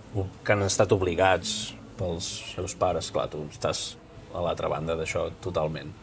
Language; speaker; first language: Catalan; native; Catalan